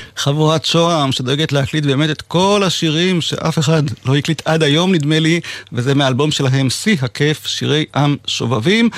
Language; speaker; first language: Hebrew; native; Hebrew